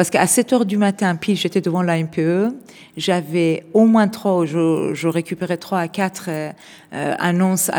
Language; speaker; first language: French; non-native, fluent; Persian